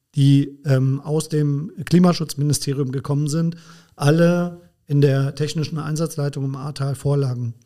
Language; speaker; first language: German; native; German